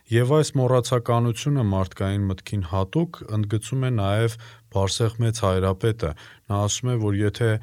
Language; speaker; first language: Armenian; native; Armenian